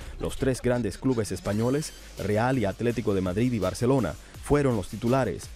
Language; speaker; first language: Spanish; native; Spanish